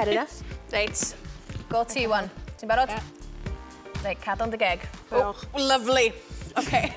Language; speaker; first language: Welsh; native; Welsh